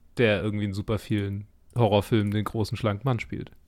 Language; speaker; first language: German; native; German